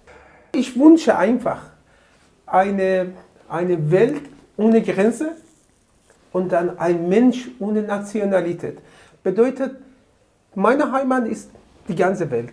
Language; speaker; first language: German; non-native, learner; Persian